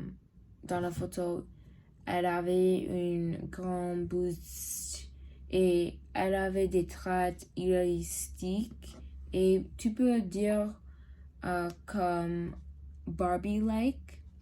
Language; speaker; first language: French; non-native, learner; English